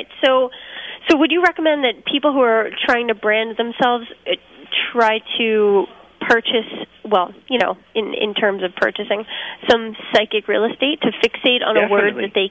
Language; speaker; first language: English; native; English